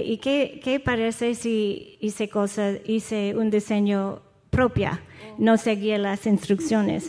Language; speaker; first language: Spanish; non-native, fluent; English